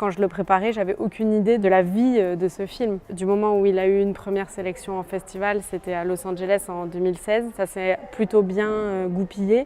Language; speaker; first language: French; native; French